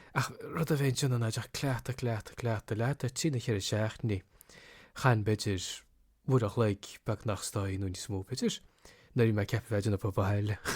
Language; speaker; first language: Irish; native; Irish